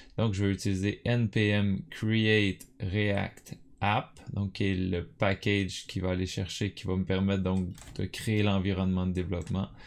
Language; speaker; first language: French; native; French